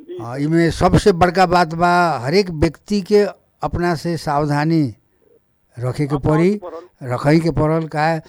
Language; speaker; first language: Bhojpuri; non-native, local second language; Nepali